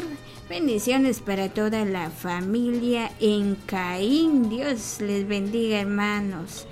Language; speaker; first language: Spanish; non-native, local second language; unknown